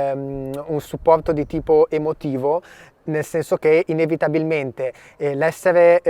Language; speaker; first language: Italian; native; Italian